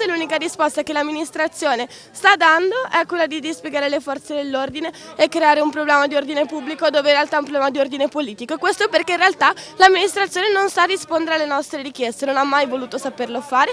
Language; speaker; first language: Italian; native; Italian